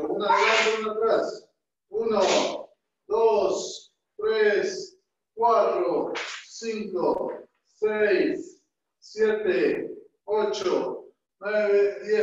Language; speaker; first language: Spanish; native; Spanish